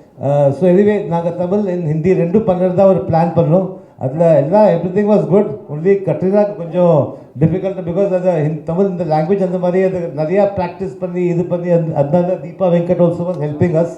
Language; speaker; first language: Tamil; early bilingual, heritage; Tamil